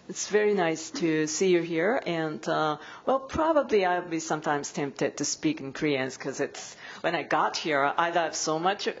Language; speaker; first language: English; non-native, fluent; Japanese